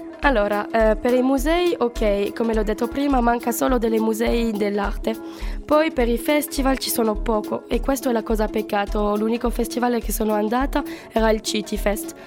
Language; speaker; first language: Italian; non-native, learner; French